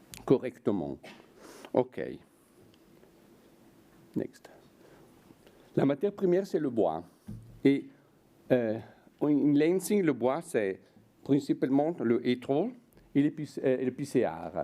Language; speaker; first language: French; non-native, fluent; Italian